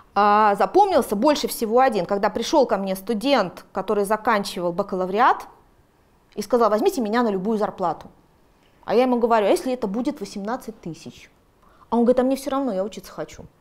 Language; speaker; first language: Russian; native; Russian